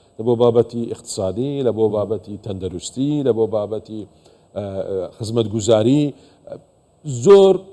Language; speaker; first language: Central Kurdish; non-native, local second language; Assyrian Neo-Aramaic